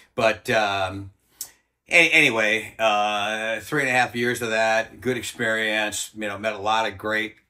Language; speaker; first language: English; native; English